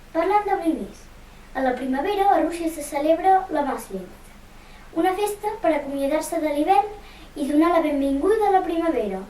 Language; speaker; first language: Catalan; early bilingual, other home language; Russian